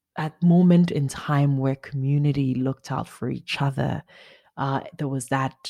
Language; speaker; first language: English; non-native, local second language; Igbo